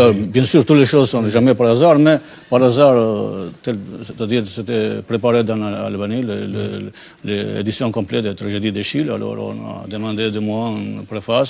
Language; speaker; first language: French; non-native, fluent; Albanian